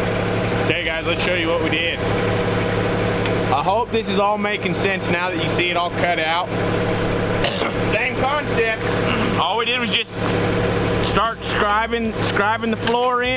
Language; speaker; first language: English; native; English